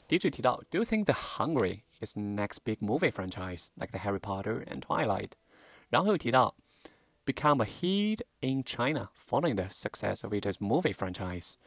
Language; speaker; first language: English; non-native, fluent; Chinese